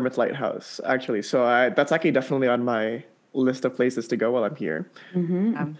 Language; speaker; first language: English; native; English